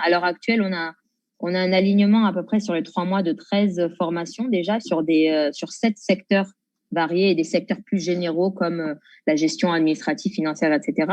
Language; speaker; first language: French; native; French